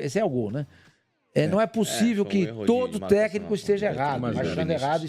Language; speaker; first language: Portuguese; native; Portuguese